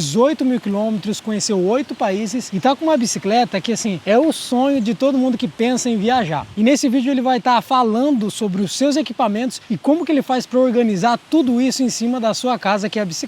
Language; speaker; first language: Portuguese; native; Portuguese